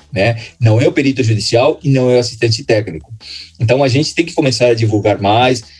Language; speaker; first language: Portuguese; non-native, fluent; Spanish